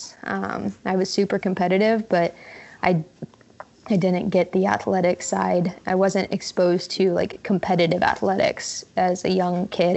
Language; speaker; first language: English; native; English